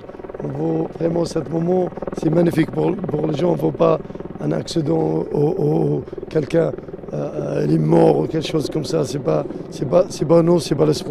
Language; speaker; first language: French; non-native, learner; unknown